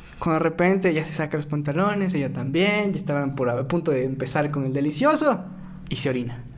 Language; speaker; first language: Spanish; native; Spanish